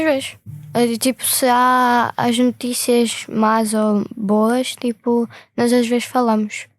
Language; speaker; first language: Portuguese; early bilingual, other home language; Ukrainian